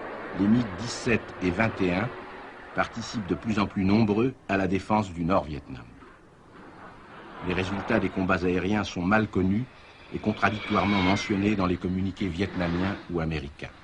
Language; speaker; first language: French; native; French